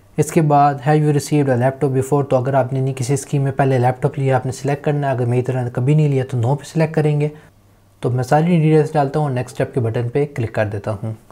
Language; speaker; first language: Urdu; native; Urdu